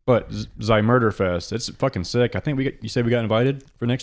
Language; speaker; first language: English; native; English